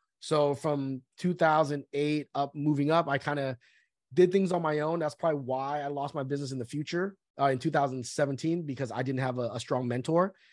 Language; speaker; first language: English; early bilingual, other home language; Vietnamese